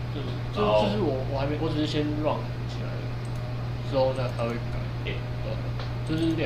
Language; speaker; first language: Chinese; native; Chinese